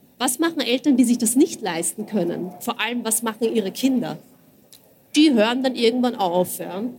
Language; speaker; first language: German; early bilingual, other home language; Bosnian